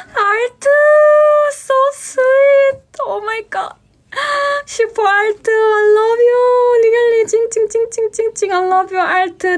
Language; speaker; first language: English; non-native, learner; Korean